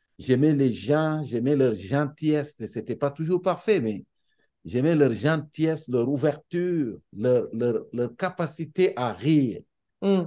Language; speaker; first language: French; non-native, local second language; Serer